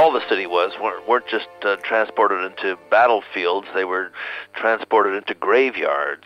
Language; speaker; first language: English; non-native, local second language; Welsh